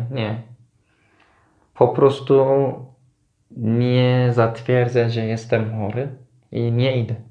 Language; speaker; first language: Polish; non-native, learner; Turkish